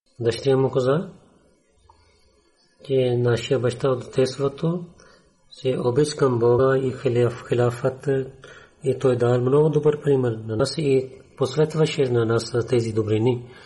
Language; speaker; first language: Bulgarian; non-native, learner; Urdu